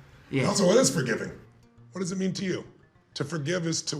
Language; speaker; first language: English; native; English